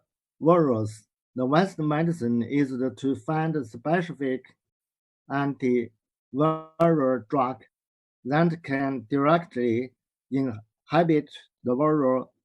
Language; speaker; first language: English; non-native, learner; Chinese